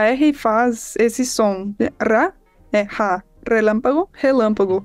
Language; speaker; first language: Portuguese; non-native, fluent; English